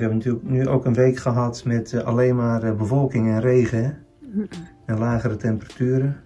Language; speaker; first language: Dutch; native; Dutch